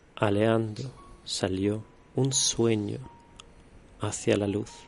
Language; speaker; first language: Spanish; non-native, fluent; Russian